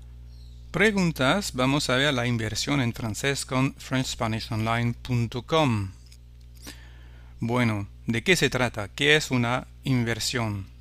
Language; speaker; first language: Spanish; non-native, fluent; French